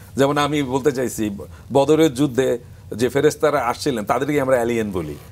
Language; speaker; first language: Bangla; native; Bangla